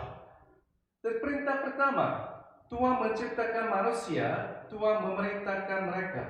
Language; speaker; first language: Indonesian; non-native, fluent; Korean